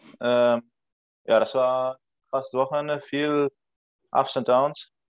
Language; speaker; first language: German; native; German